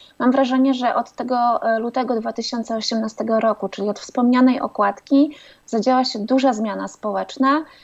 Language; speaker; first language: Polish; native; Polish